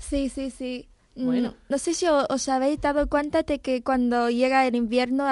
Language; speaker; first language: Spanish; non-native, fluent; Chinese